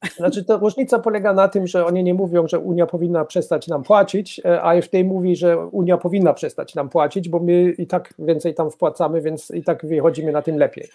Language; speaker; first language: Polish; non-native, fluent; German